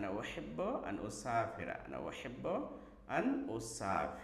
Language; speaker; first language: Arabic; non-native, fluent; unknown